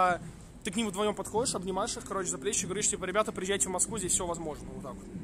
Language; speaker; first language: Russian; native; Russian